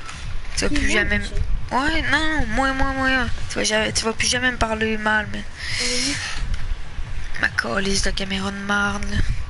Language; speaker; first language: French; native; French